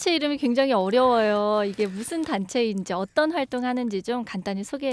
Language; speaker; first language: Korean; native; Korean